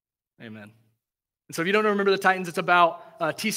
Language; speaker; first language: English; native; English